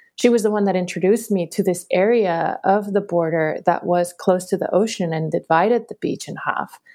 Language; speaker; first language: English; early bilingual, other home language; Spanish